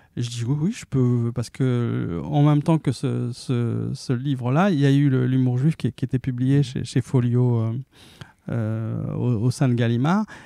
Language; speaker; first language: French; early bilingual, other home language; Arabic